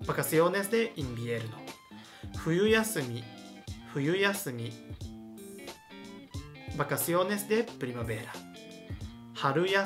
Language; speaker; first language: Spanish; non-native, fluent; Japanese